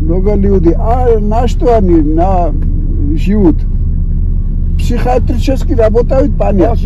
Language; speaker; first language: Russian; non-native, learner; Georgian